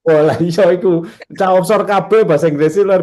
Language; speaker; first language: Indonesian; native; Indonesian